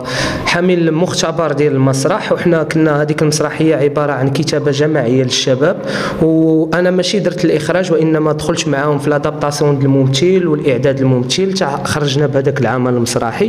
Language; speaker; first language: Arabic; native; Arabic